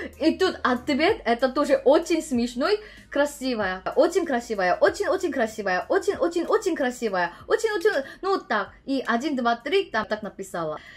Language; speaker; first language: Russian; non-native, learner; Korean